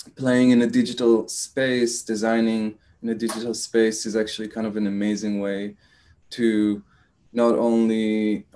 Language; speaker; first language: English; non-native, fluent; Hebrew